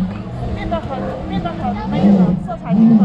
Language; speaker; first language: Chinese; early bilingual, heritage; Chinese